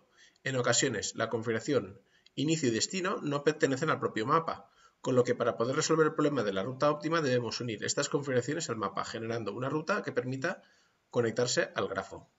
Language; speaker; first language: Spanish; native; Spanish